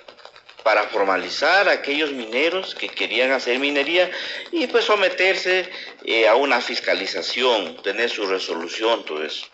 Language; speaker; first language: Spanish; native; Spanish